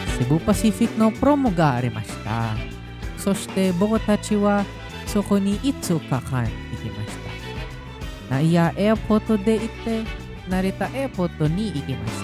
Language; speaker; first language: Japanese; non-native, learner; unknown